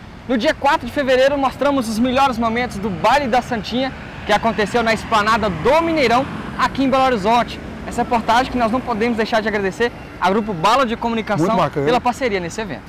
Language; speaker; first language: Portuguese; native; Portuguese